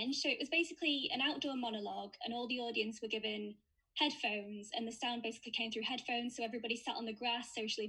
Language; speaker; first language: English; native; English